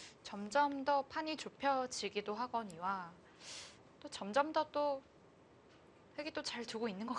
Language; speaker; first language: Korean; native; Korean